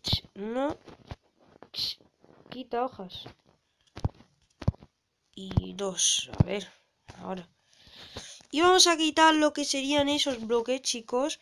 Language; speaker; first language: Spanish; native; Spanish